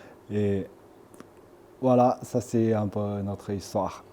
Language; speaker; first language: French; non-native, fluent; Chinese